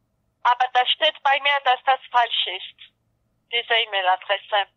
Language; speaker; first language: German; non-native, fluent; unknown